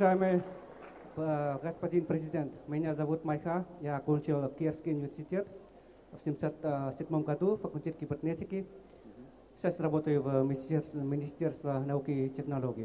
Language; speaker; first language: Russian; non-native, fluent; Vietnamese